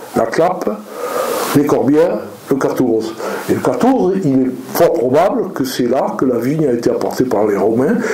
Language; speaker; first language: French; native; French